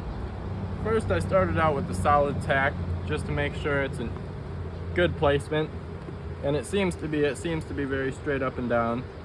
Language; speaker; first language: English; native; English